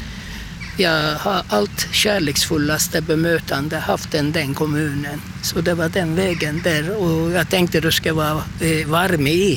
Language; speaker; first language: Swedish; non-native, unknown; Turkish